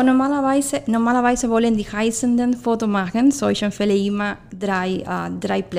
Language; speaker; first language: German; non-native, fluent; Spanish